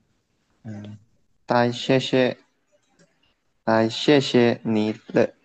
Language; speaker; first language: Chinese; non-native, learner; Indonesian